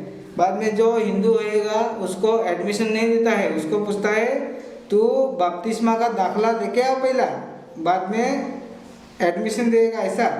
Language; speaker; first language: Hindi; non-native, local second language; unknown